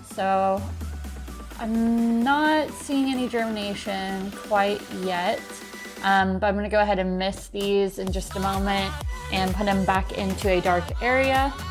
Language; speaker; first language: English; native; English